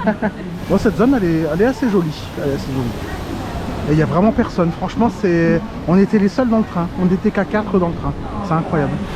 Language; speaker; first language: French; native; French